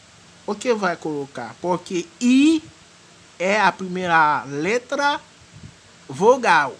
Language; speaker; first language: Portuguese; non-native, fluent; French